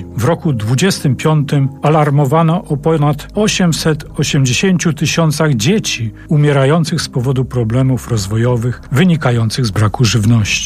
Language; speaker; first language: Polish; native; Polish